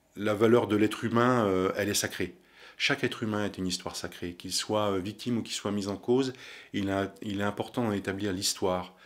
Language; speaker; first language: French; native; French